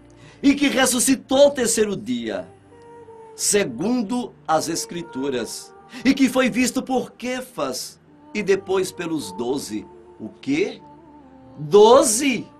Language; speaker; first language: Portuguese; native; Portuguese